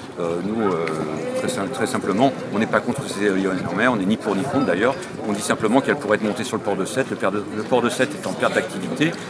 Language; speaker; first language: French; native; French